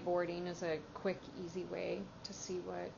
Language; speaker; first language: English; native; English